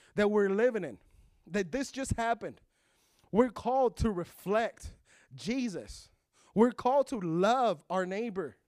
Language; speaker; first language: English; early bilingual, other home language; Spanish